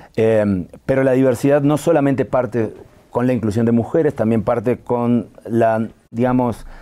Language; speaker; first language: Spanish; native; Spanish